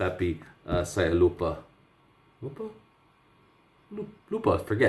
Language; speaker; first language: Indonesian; non-native, learner; English